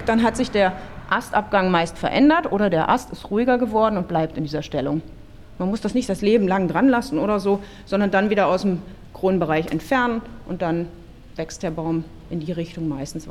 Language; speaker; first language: German; native; German